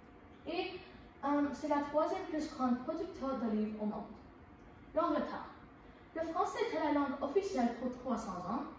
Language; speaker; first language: French; non-native, learner; English